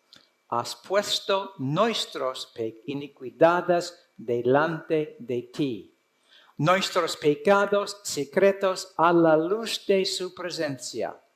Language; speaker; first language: Spanish; non-native, fluent; English